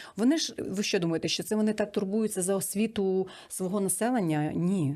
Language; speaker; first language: Ukrainian; native; Ukrainian